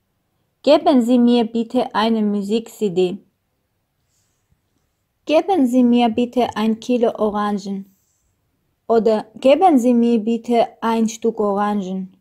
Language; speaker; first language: German; non-native, fluent; Armenian